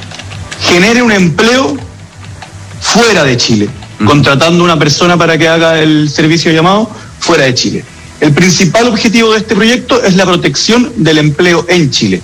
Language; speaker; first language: Spanish; native; Spanish